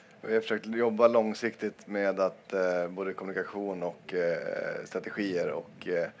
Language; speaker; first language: Swedish; native; Swedish